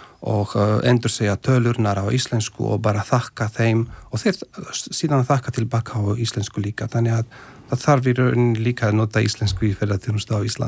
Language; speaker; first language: Icelandic; non-native, fluent; Slovak